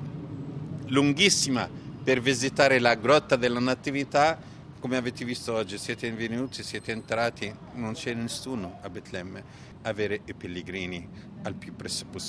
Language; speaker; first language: Italian; non-native, fluent; Arabic